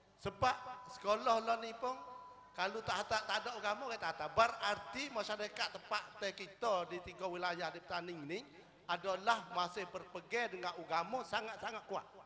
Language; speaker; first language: Malay; native; Malay